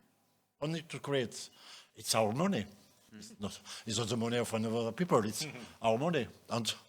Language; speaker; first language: English; non-native, local second language; French